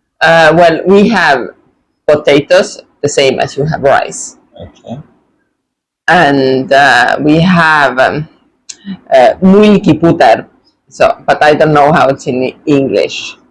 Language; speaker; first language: English; non-native, fluent; Estonian